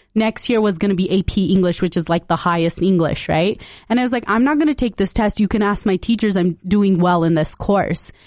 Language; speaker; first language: English; early bilingual, other home language; Punjabi